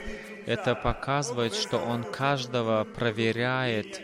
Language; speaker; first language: Russian; non-native, fluent; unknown